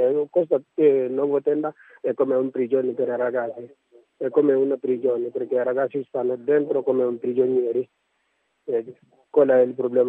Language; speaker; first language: Italian; non-native, learner; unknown